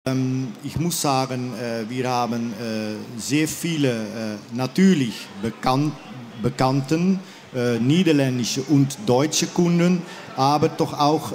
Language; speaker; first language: German; non-native, fluent; Dutch